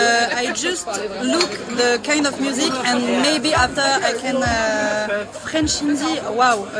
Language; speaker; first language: English; non-native, learner; French